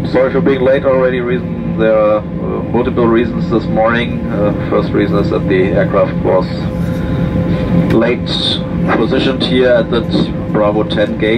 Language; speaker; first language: English; non-native, fluent; German